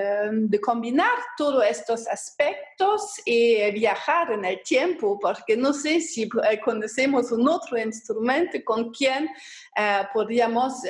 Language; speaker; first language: Spanish; non-native, fluent; German